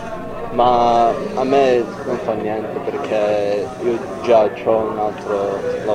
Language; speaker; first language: Italian; non-native, learner; English